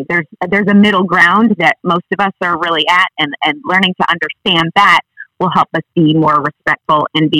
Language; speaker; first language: English; native; English